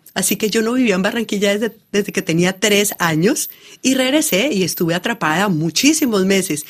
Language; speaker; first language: Spanish; native; Spanish